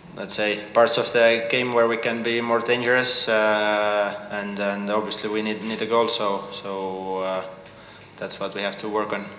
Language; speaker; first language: English; non-native, fluent; Estonian